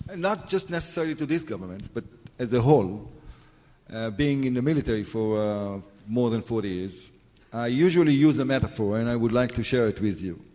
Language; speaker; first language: English; non-native, fluent; Hebrew